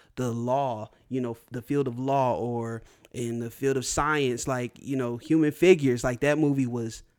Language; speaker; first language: English; native; English